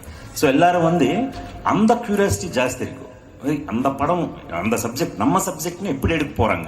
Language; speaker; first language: Tamil; non-native, fluent; Telugu